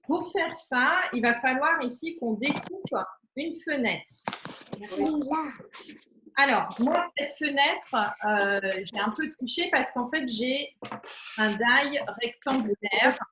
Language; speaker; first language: French; native; French